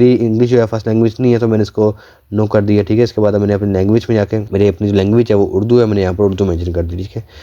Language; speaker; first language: Urdu; non-native, local second language; Punjabi